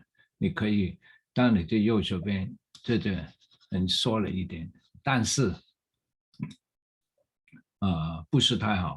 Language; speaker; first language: Chinese; non-native, fluent; English